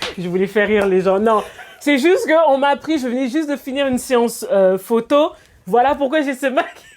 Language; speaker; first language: French; early bilingual, other home language; Lingala